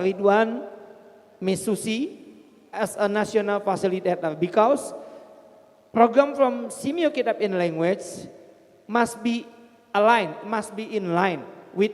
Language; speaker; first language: English; non-native, fluent; Indonesian